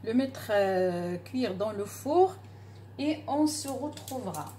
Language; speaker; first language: French; non-native, local second language; Arabic